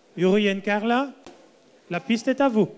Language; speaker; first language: French; native; French